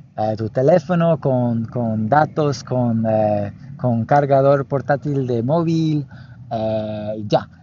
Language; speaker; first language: Spanish; non-native, learner; English